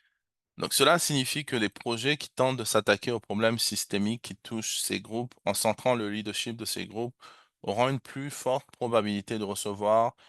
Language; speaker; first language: French; native; French